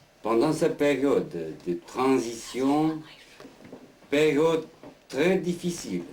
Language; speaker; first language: French; non-native, learner; Romanian